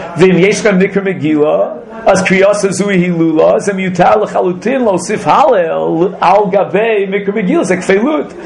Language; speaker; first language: Hebrew; non-native, fluent; English